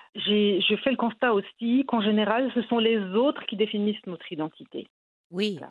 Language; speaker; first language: French; non-native, local second language; Arabic